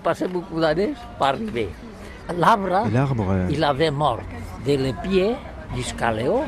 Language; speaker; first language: French; non-native, learner; Catalan